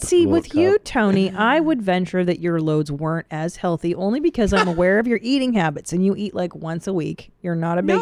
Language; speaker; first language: English; native; English